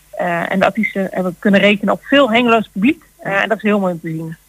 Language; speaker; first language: Dutch; native; Dutch